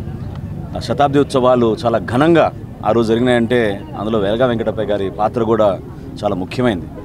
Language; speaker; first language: Telugu; native; Telugu